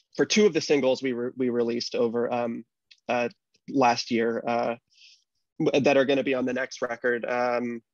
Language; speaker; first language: English; native; English